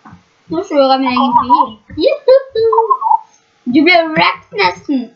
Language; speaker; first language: Norwegian; native; Norwegian